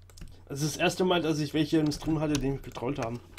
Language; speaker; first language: German; native; German